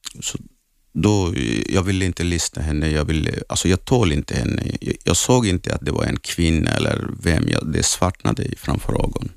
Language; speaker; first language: Swedish; non-native, learner; Arabic